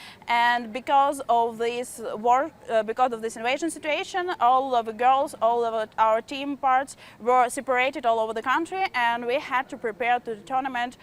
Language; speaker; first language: English; non-native, fluent; Ukrainian